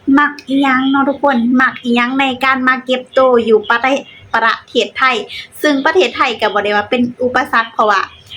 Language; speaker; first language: Thai; native; Thai